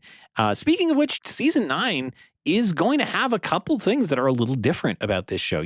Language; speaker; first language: English; native; English